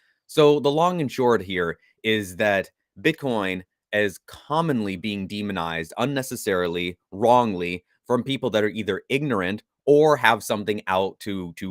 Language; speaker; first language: English; native; English